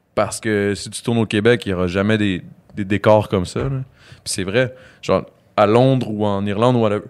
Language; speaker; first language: French; native; French